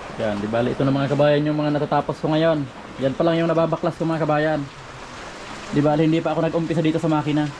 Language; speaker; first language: Filipino; non-native, local second language; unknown